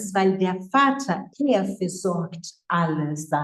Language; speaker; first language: German; non-native, fluent; Portuguese